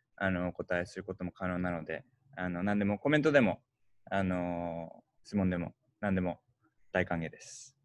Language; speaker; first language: Japanese; early bilingual, heritage; Japanese